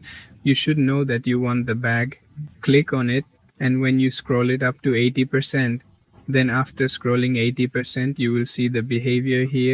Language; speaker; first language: English; non-native, learner; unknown